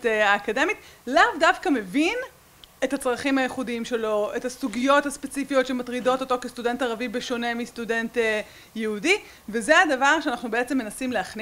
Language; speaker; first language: Hebrew; native; Hebrew